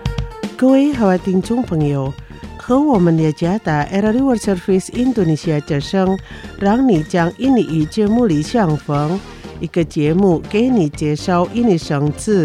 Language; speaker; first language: Chinese; early bilingual, heritage; Chinese